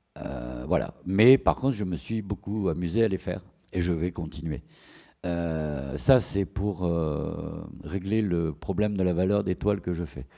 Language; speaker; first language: French; native; French